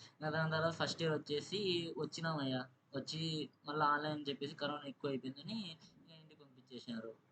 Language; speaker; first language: Telugu; non-native, local second language; Urdu